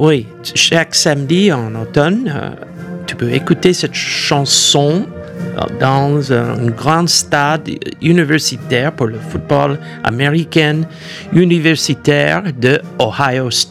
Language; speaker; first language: French; non-native, fluent; English